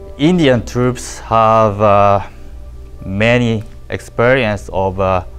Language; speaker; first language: English; non-native, learner; Japanese